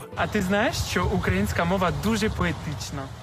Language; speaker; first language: Ukrainian; non-native, fluent; French